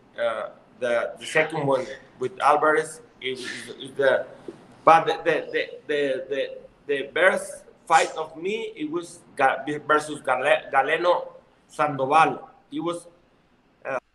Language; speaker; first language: English; non-native, learner; Spanish